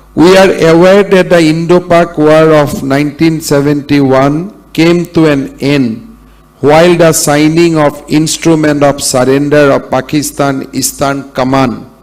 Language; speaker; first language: English; non-native, local second language; Assamese